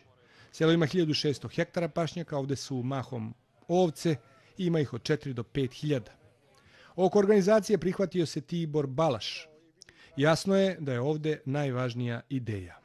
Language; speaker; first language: Bosnian; native; Bosnian